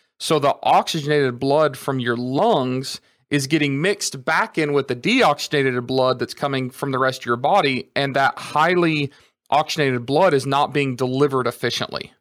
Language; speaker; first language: English; native; English